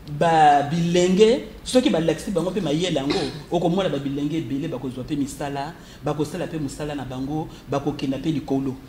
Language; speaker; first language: Lingala; native; Lingala